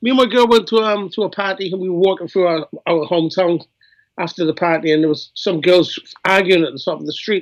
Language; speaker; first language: English; native; English